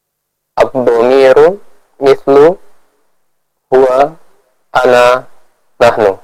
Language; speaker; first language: Arabic; non-native, fluent; Indonesian